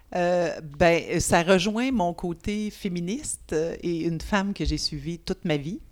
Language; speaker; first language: French; native; French